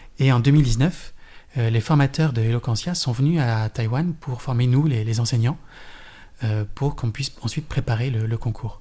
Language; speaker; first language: French; native; French